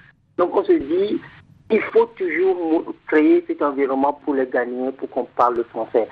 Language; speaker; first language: French; non-native, fluent; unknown